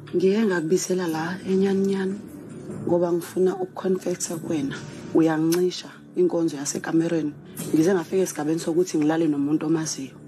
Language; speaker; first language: Zulu; native; Zulu